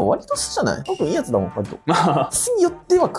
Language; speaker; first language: Japanese; native; Japanese